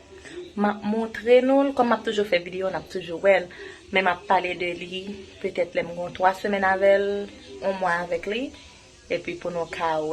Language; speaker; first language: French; non-native, local second language; Haitian Creole